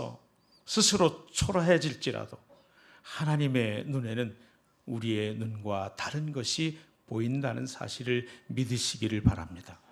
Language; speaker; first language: Korean; native; Korean